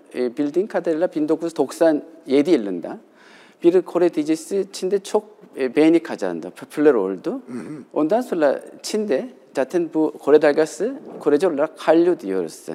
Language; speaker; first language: Turkish; non-native, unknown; Korean